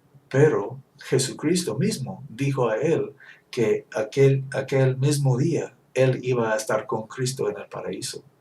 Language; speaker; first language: Spanish; non-native, fluent; English